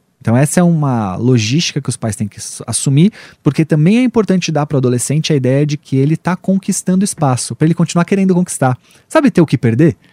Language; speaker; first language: Portuguese; native; Portuguese